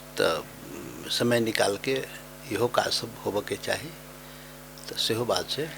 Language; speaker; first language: Maithili; non-native, local second language; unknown